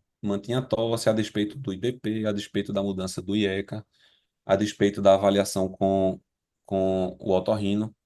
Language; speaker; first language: Portuguese; native; Portuguese